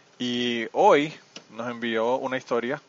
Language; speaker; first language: Spanish; native; Spanish